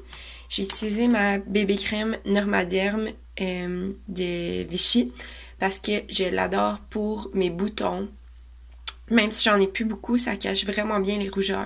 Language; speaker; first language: French; native; French